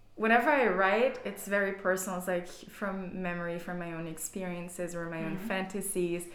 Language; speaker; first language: English; non-native, fluent; Portuguese